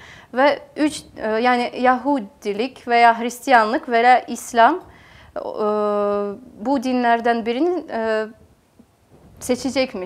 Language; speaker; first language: Turkish; non-native, fluent; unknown